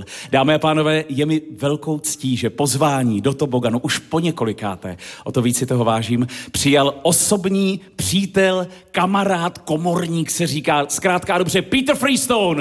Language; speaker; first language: Czech; native; Czech